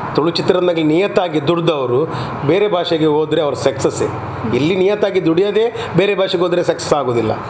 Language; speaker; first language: Kannada; non-native, local second language; Tulu